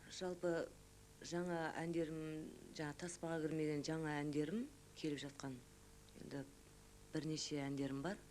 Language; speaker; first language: Kazakh; native; Kazakh